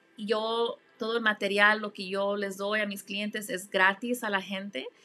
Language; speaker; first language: Spanish; early bilingual, heritage; Spanish